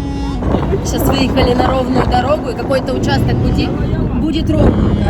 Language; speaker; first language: Russian; native; Russian